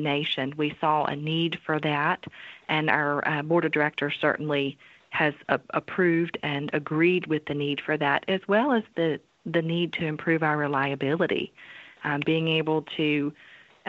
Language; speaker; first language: English; native; English